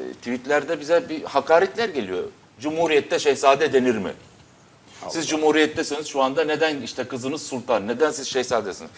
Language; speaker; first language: Turkish; early bilingual, other home language; Arabic